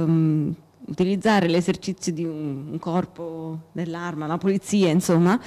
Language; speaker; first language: Italian; native; Italian